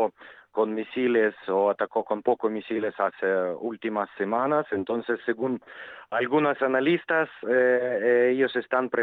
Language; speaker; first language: Spanish; non-native, fluent; Ukrainian